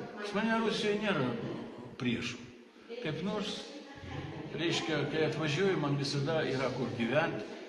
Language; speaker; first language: Lithuanian; non-native, local second language; Russian